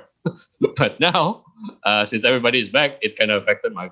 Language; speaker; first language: English; early bilingual, other home language; Indonesian